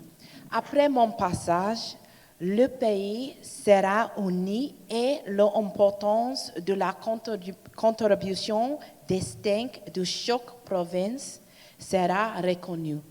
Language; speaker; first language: French; non-native, learner; English